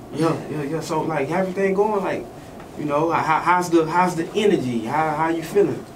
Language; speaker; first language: English; native; English